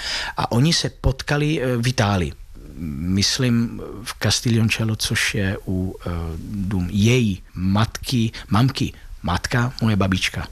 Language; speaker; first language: Czech; non-native, fluent; Italian